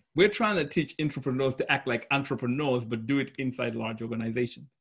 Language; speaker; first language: English; non-native, local second language; Shona